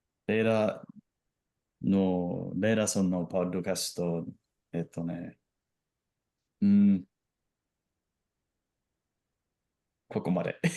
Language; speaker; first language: Japanese; non-native, learner; English